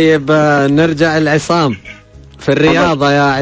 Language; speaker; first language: Arabic; native; Arabic